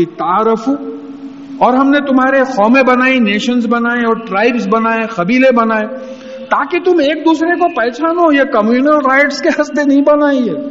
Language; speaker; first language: Urdu; native; Urdu